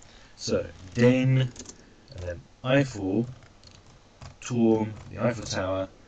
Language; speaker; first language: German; non-native, fluent; English